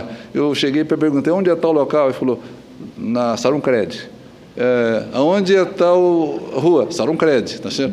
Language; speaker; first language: Portuguese; native; Portuguese